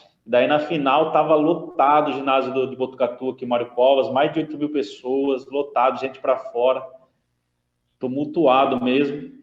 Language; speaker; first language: Portuguese; native; Portuguese